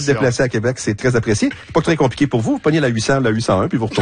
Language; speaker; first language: French; native; French